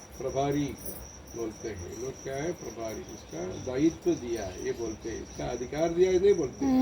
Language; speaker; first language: Hindi; non-native, local second language; Tamil